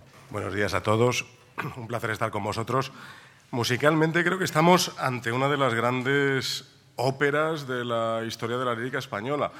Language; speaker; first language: Spanish; native; Spanish